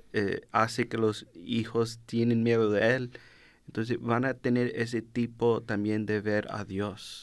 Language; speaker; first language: Spanish; early bilingual, heritage; Spanish